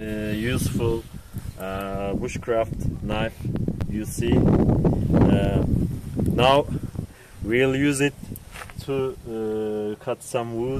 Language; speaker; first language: English; non-native, learner; Turkish